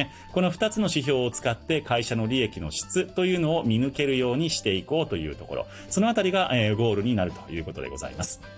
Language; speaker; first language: Japanese; native; Japanese